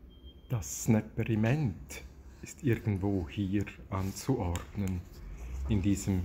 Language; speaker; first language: German; native; German